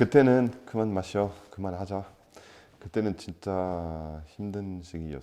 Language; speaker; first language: Korean; non-native, fluent; French